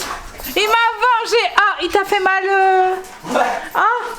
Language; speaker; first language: French; native; French